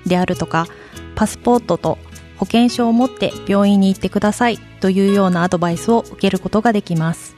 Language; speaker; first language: Japanese; native; Japanese